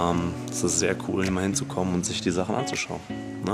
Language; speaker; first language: German; native; German